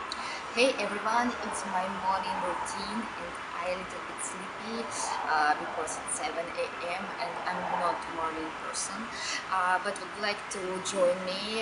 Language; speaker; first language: English; non-native, learner; Russian